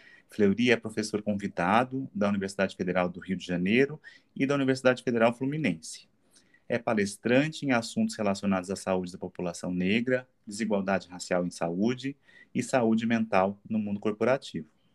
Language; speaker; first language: Portuguese; native; Portuguese